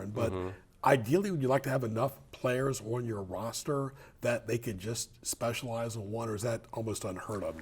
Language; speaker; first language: English; native; English